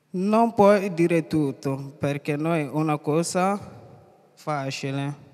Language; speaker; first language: Italian; non-native, learner; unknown